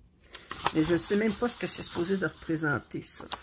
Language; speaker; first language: French; native; French